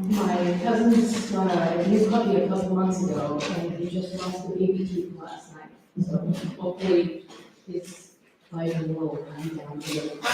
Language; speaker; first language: English; native; English